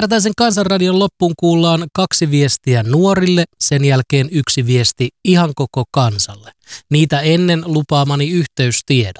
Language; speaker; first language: Finnish; native; Finnish